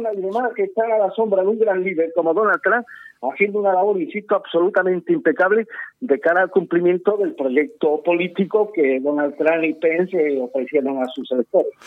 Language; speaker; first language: Spanish; native; Spanish